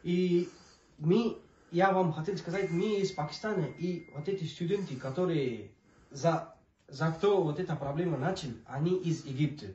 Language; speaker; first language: Russian; non-native, learner; Urdu